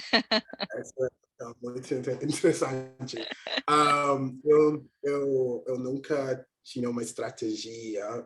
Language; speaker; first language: Portuguese; non-native, learner; English